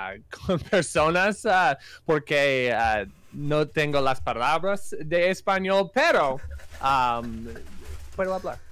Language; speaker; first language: Spanish; non-native, learner; English